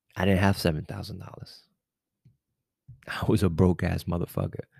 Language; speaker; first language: English; native; English